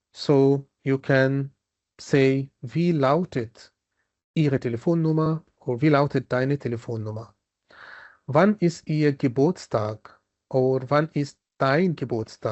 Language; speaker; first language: German; non-native, fluent; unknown